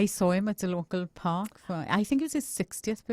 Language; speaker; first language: English; native; English